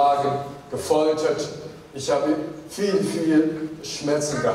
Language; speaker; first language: German; non-native, fluent; Chinese